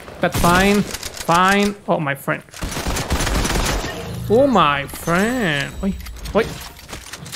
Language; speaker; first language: English; non-native, learner; Spanish